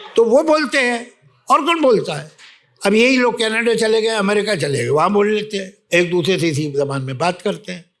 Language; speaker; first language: Urdu; native; Urdu